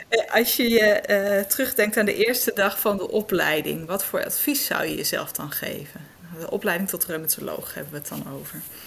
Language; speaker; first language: Dutch; native; Dutch